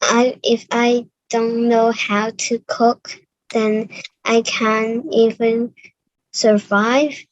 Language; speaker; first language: English; non-native, learner; Cantonese